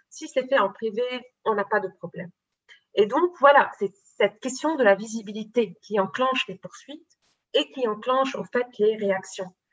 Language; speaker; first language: French; non-native, local second language; Arabic